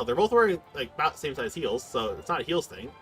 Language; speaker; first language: English; native; English